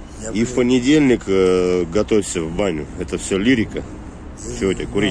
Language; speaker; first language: Russian; native; Russian